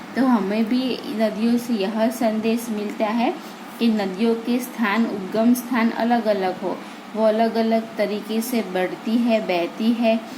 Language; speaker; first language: Hindi; non-native, local second language; Gujarati